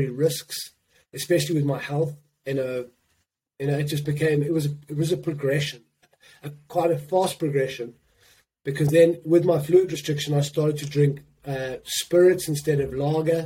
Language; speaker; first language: English; native; English